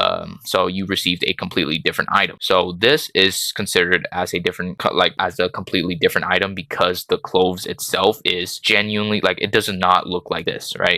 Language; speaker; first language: English; native; English